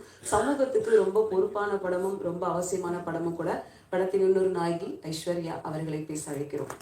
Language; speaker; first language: Tamil; native; Tamil